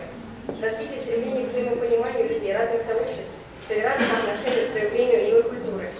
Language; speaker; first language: Russian; native; Russian